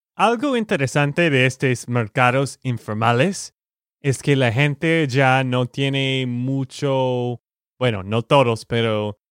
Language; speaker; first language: Spanish; non-native, fluent; English